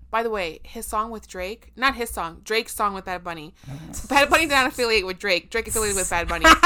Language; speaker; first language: English; early bilingual, other home language; Spanish